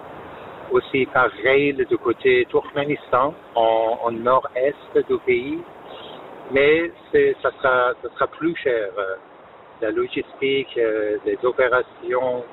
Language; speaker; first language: French; non-native, fluent; Persian